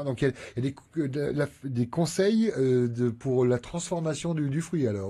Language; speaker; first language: French; native; French